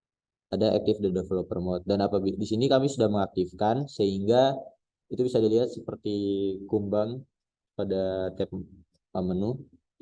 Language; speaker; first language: Indonesian; native; Indonesian